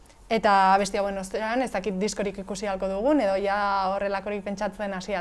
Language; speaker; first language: Basque; native; Basque